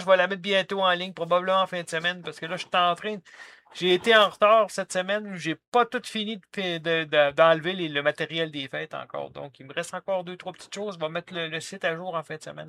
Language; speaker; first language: French; native; French